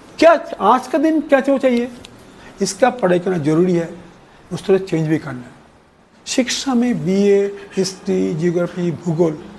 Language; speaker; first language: Hindi; non-native, local second language; Bangla